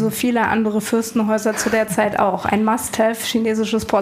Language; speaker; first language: German; native; German